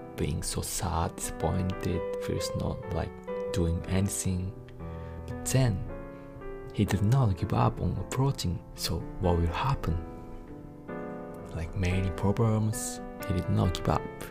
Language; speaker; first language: English; non-native, fluent; Japanese